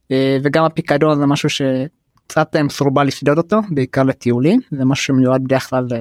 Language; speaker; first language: Hebrew; early bilingual, other home language; Amharic